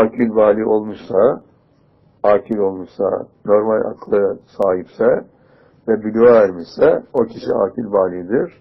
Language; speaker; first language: Turkish; native; Turkish